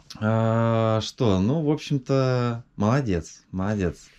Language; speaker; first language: Russian; native; Russian